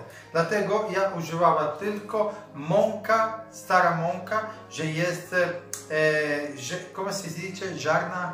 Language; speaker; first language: Polish; non-native, learner; Italian